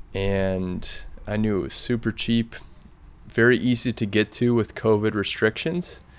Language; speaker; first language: English; native; English